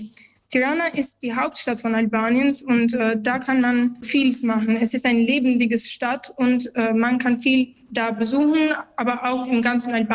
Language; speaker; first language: German; non-native, learner; Albanian